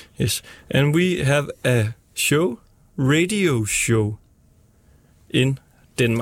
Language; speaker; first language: English; non-native, learner; Danish